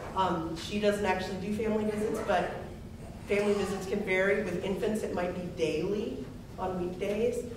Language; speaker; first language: English; native; English